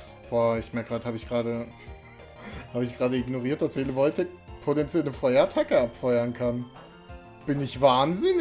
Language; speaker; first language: German; native; German